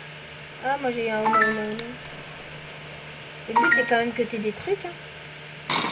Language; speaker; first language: French; native; French